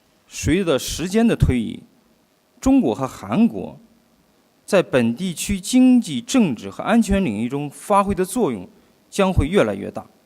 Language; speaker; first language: Chinese; native; Chinese